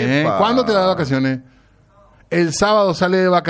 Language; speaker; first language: Spanish; native; Spanish